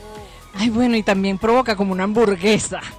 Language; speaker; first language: Spanish; native; Spanish